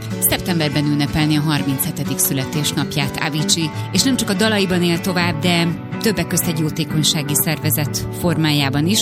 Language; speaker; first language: Hungarian; native; Hungarian